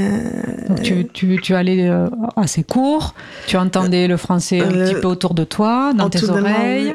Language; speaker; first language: French; native; French